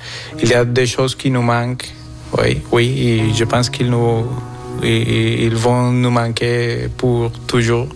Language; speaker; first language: French; non-native, fluent; Spanish